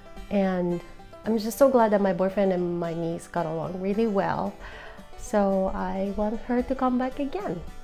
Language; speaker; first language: English; non-native, fluent; Japanese